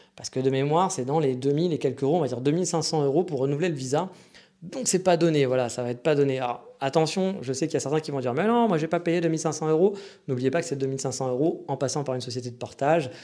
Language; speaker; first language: French; native; French